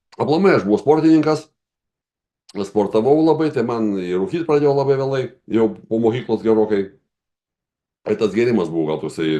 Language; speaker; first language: Lithuanian; native; Lithuanian